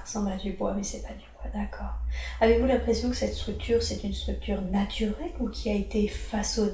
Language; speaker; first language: French; native; French